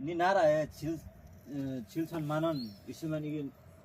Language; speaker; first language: Korean; non-native, learner; Nepali